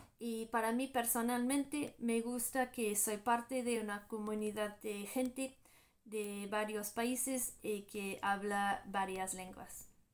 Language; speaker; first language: Spanish; non-native, fluent; English